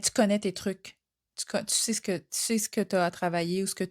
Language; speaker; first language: French; native; French